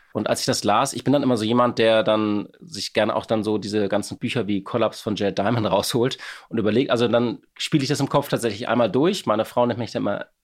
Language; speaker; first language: German; native; German